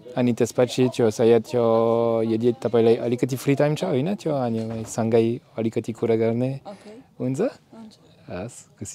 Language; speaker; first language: Nepali; non-native, learner; French